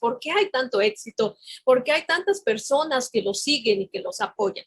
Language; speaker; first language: Spanish; native; Spanish